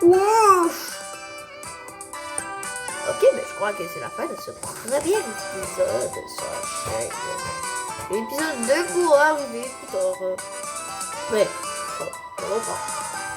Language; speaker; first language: French; native; French